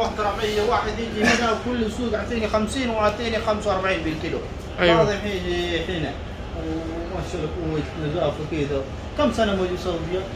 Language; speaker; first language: Arabic; non-native, learner; Urdu